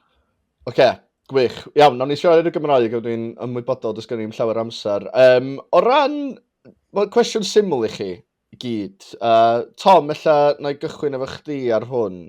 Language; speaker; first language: Welsh; native; Welsh